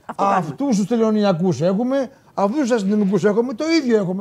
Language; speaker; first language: Greek; native; Greek